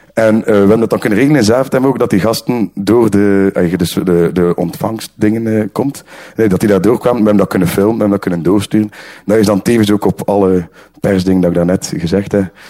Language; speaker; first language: Dutch; native; Dutch